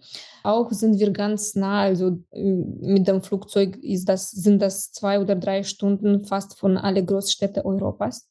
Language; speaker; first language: German; non-native, fluent; Romanian